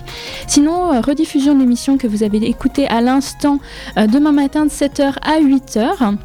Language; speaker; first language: French; native; French